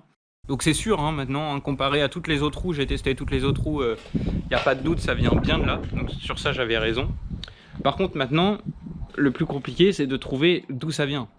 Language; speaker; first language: French; native; French